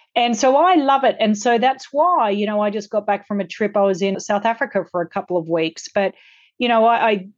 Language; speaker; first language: English; native; English